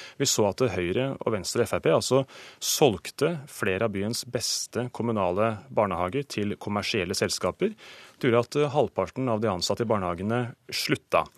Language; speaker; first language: Norwegian; native; Norwegian